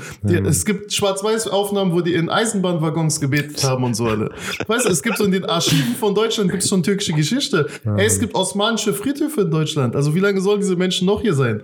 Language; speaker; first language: German; native; German